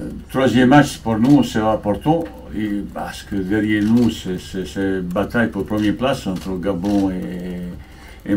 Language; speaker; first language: French; non-native, fluent; Bosnian